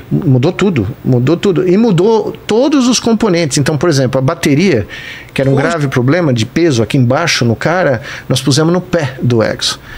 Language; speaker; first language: Portuguese; native; Portuguese